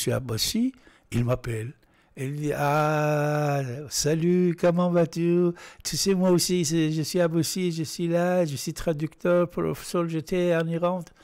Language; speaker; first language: French; non-native, fluent; Persian